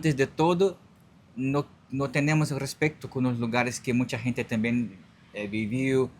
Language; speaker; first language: Spanish; non-native, learner; Portuguese